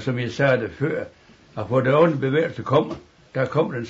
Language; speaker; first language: Danish; native; Danish